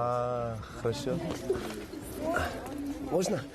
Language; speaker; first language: Russian; non-native, learner; Korean